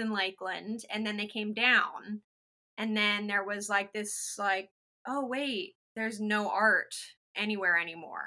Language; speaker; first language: English; native; English